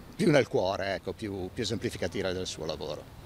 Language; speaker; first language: Italian; native; Italian